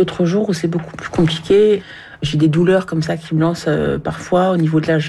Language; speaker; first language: French; native; French